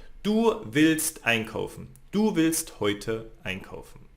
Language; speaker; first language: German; non-native, fluent; Spanish